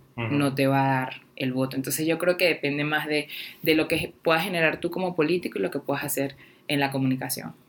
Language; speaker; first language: Spanish; native; Spanish